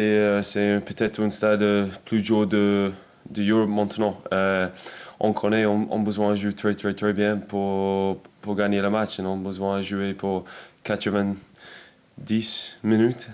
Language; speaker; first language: French; non-native, learner; English